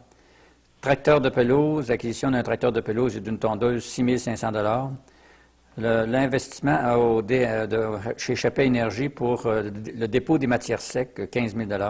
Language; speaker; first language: French; native; French